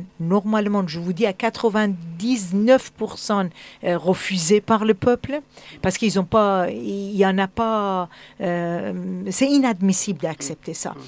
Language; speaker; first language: French; non-native, fluent; Persian